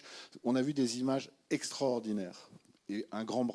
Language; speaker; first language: French; native; French